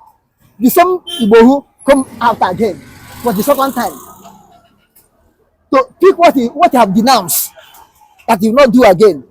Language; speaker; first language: English; non-native, local second language; Igbo